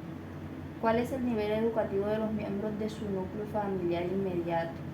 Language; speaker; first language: Spanish; native; Spanish